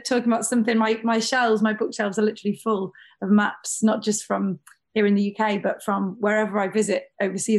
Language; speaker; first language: English; native; English